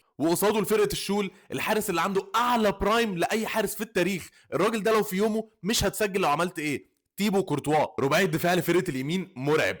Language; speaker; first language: Arabic; native; Arabic